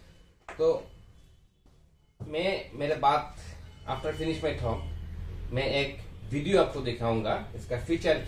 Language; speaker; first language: Hindi; non-native, learner; Bangla